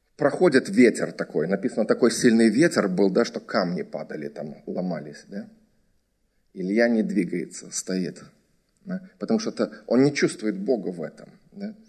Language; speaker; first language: Russian; early bilingual, heritage; Russian